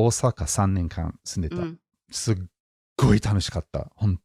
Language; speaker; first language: Japanese; non-native, fluent; English